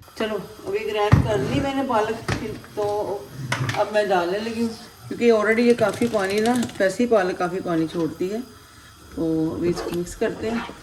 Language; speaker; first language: Urdu; non-native, local second language; Punjabi